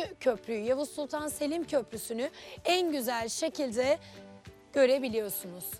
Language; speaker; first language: Turkish; native; Turkish